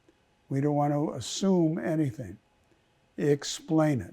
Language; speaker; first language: English; native; English